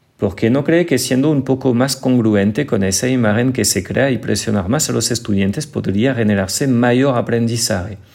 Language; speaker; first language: Spanish; non-native, fluent; French